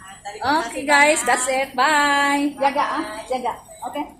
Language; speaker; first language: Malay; non-native, fluent; Filipino